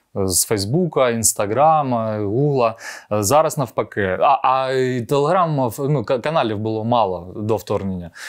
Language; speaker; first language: Ukrainian; non-native, local second language; Russian